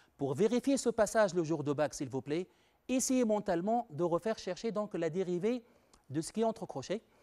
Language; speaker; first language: French; non-native, local second language; Arabic